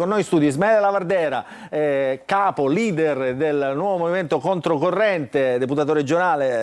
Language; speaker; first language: Italian; native; Italian